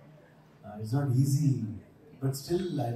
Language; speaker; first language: Tamil; non-native, learner; Kannada